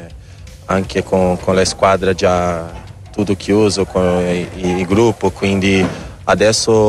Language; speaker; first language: Italian; non-native, learner; Portuguese